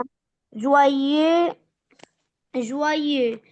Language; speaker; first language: French; non-native, learner; Arabic